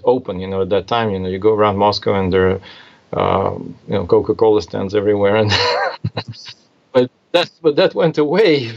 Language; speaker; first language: English; non-native, fluent; Russian